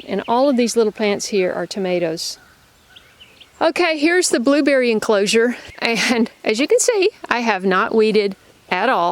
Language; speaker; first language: English; native; English